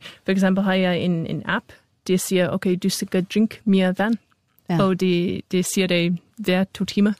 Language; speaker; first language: Danish; non-native, fluent; English